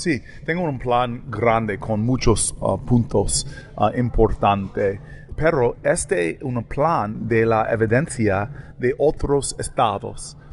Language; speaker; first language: Spanish; non-native, learner; English